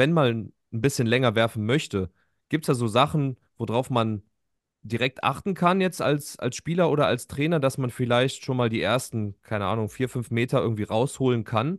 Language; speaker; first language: German; native; German